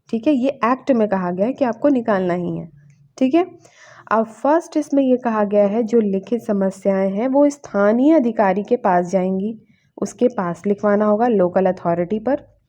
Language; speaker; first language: Hindi; native; Hindi